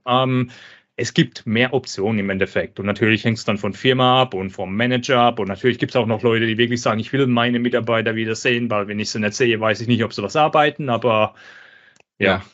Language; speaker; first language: German; native; German